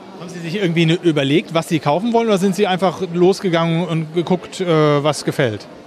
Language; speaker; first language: German; native; German